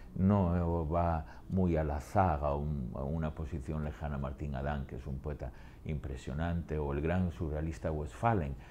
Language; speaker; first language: Spanish; native; Spanish